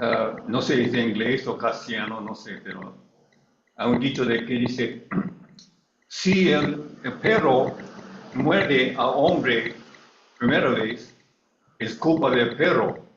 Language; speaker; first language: Spanish; non-native, learner; English